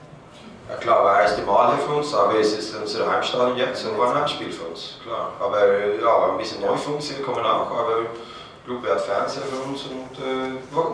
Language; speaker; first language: German; non-native, fluent; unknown